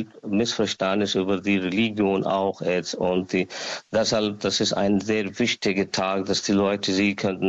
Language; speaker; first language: German; non-native, learner; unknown